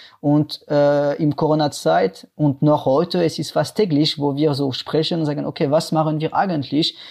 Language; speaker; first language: German; non-native, fluent; French